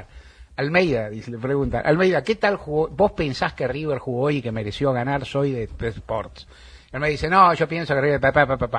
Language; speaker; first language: Spanish; native; Spanish